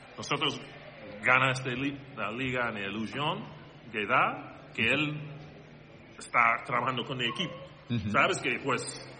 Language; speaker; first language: Spanish; non-native, learner; English